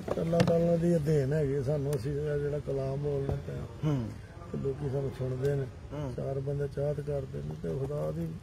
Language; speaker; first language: Punjabi; native; Punjabi